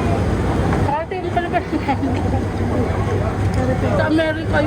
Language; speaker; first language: Filipino; native; Filipino